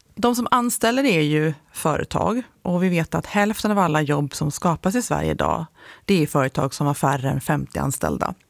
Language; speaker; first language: Swedish; native; Swedish